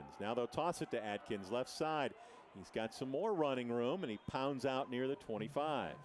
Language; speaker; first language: English; native; English